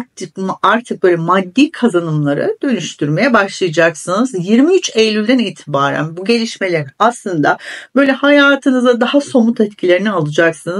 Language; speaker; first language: Turkish; native; Turkish